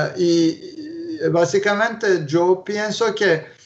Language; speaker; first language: Spanish; non-native, fluent; Turkish